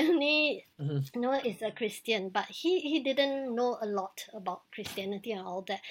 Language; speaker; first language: English; native; English